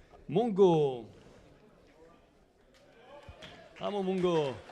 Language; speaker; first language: Spanish; non-native, fluent; French